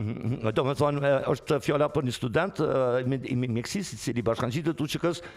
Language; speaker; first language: Albanian; native; Albanian